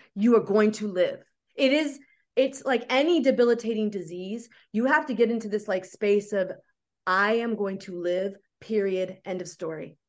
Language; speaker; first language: English; native; English